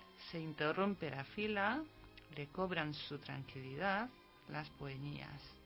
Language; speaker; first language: Spanish; non-native, fluent; Japanese